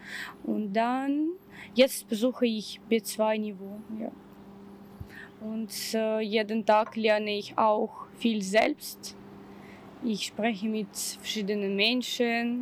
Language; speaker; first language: German; non-native, learner; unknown